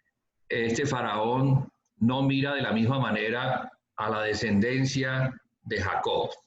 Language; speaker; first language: Spanish; native; Spanish